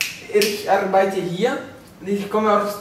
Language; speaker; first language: German; non-native, learner; Portuguese